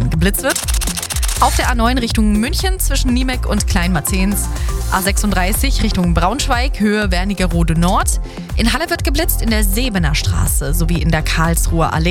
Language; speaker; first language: German; native; German